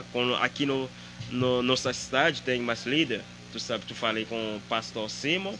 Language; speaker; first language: Portuguese; non-native, learner; Haitian Creole